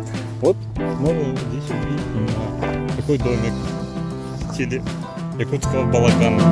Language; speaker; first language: Russian; native; Russian